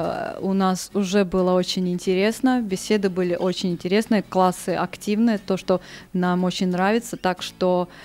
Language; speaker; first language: Russian; non-native, local second language; Estonian